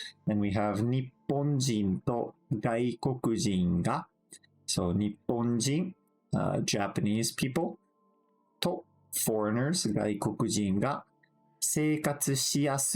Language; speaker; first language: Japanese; non-native, fluent; English